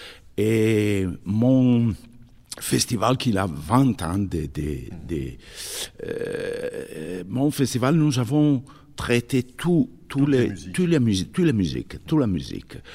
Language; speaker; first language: French; non-native, fluent; Italian